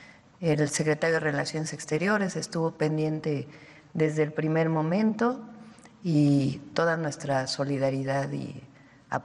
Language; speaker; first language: Spanish; native; Spanish